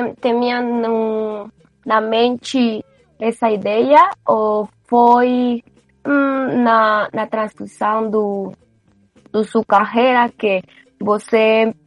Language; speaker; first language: Portuguese; non-native, learner; Spanish